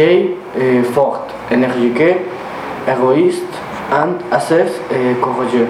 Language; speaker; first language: French; non-native, learner; Spanish